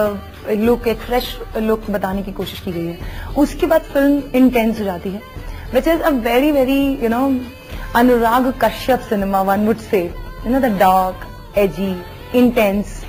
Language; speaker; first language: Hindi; native; Hindi